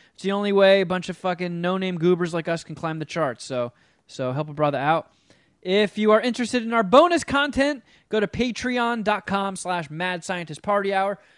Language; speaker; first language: English; native; English